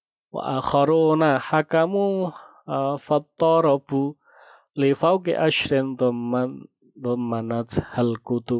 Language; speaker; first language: Arabic; non-native, fluent; Indonesian